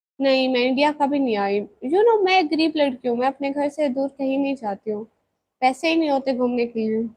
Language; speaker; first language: Urdu; non-native, local second language; Punjabi